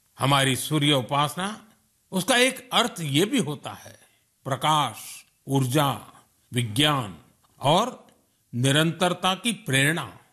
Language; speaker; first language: Hindi; non-native, local second language; Gujarati